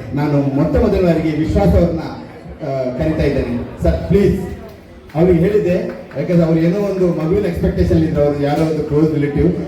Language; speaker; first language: Kannada; native; Kannada